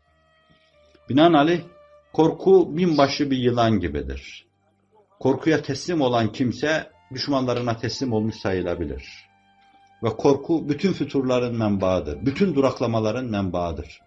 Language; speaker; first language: Turkish; native; Turkish